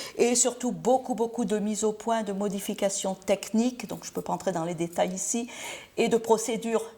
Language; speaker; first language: French; native; French